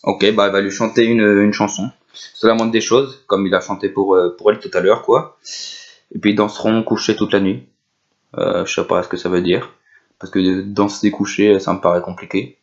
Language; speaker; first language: French; native; French